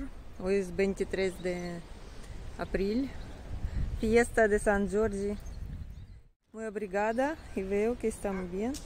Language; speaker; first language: Spanish; non-native, learner; Russian